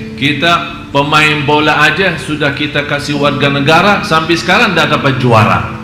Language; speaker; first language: Indonesian; non-native, fluent; Arabic